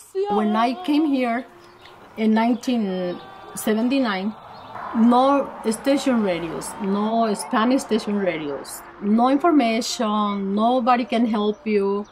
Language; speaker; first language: English; non-native, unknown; Spanish